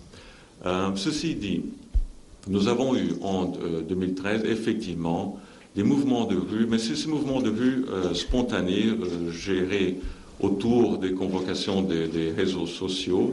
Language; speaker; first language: French; non-native, fluent; Portuguese